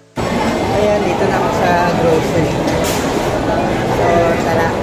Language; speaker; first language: Filipino; native; Filipino